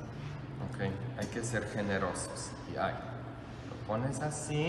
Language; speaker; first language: Spanish; non-native, fluent; English